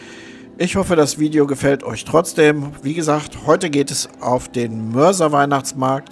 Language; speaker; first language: German; native; German